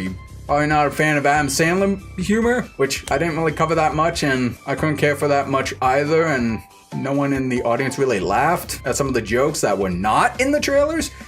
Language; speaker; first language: English; native; English